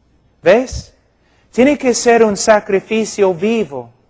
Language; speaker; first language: Spanish; non-native, fluent; English